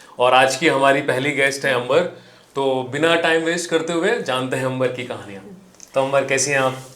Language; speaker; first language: Hindi; native; Hindi